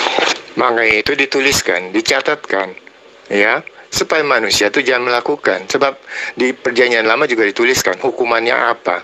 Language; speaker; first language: Indonesian; native; Indonesian